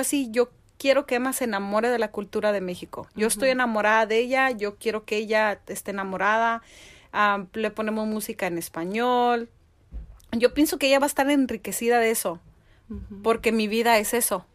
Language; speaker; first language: Spanish; early bilingual, heritage; Spanish